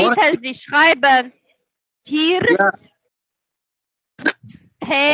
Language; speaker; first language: German; non-native, learner; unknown